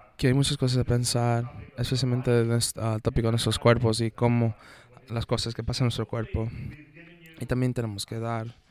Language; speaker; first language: Spanish; non-native, fluent; English